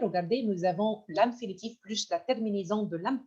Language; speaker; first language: French; non-native, fluent; Arabic